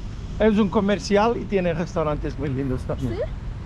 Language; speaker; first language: Spanish; non-native, fluent; English